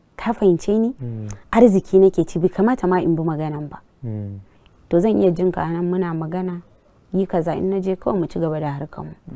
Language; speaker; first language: Hausa; non-native, local second language; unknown